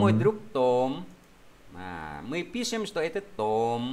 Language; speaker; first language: Russian; non-native, fluent; Vietnamese